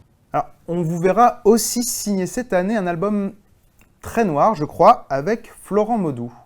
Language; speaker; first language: French; native; French